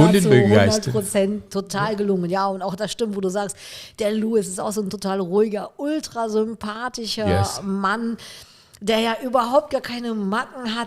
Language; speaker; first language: German; native; German